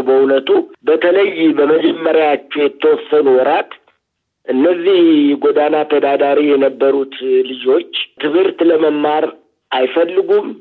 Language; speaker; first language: Amharic; native; Amharic